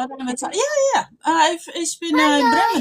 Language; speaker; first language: German; non-native, fluent; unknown